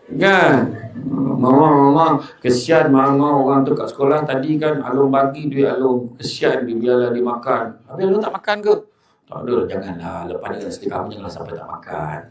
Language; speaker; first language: Malay; native; Malay